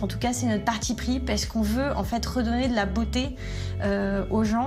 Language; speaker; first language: French; native; French